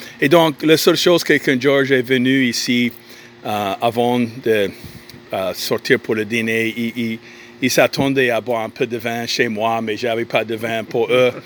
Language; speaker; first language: French; non-native, fluent; English